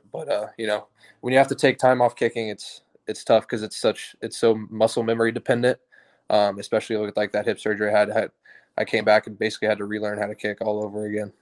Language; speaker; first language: English; native; English